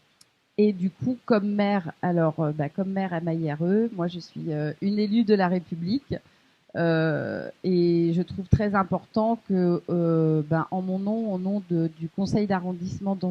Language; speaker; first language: French; native; French